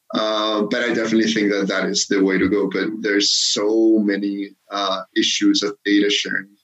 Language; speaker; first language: English; non-native, fluent; Danish